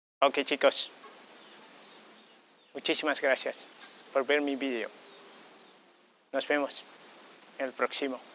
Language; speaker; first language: Spanish; non-native, fluent; Indonesian